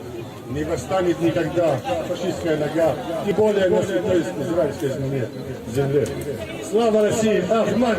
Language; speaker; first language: Russian; native; Russian